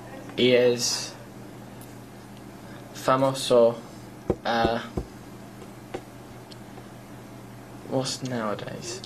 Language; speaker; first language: Spanish; non-native, learner; English